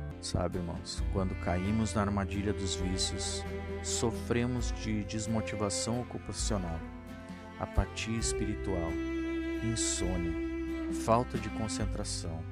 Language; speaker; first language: Portuguese; native; Portuguese